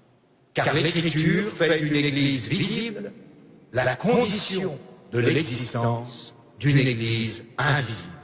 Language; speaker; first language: French; native; French